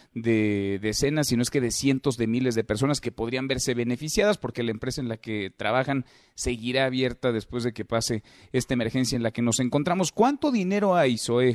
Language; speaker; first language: Spanish; native; Spanish